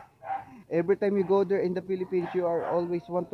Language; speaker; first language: English; non-native, learner; Filipino